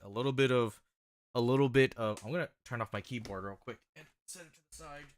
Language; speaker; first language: English; native; English